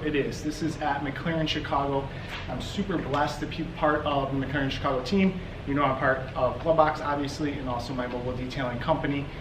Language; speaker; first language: English; native; English